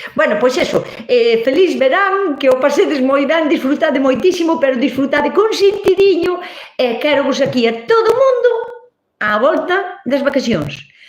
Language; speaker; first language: Galician; non-native, local second language; Spanish